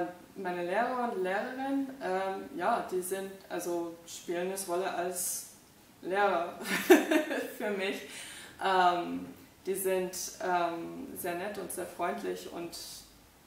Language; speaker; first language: German; non-native, fluent; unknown